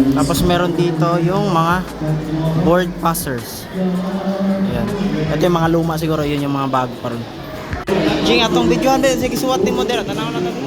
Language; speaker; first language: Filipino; non-native, local second language; Cebuano